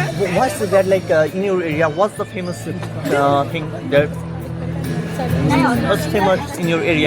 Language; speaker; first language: English; non-native, learner; Nepali